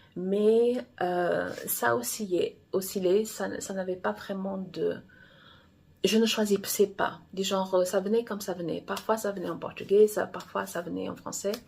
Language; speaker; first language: French; non-native, fluent; Portuguese